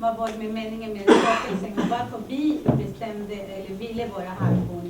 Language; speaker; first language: Swedish; early bilingual, other home language; Spanish